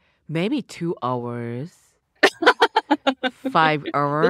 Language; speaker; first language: English; non-native, learner; Japanese